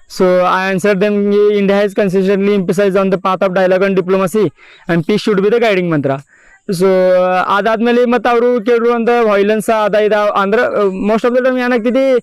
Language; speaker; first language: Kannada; non-native, local second language; Marathi